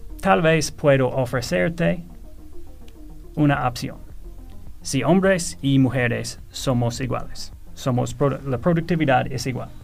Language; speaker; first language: Spanish; non-native, fluent; English